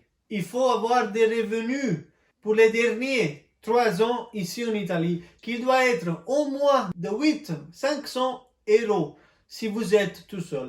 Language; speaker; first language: French; non-native, fluent; Italian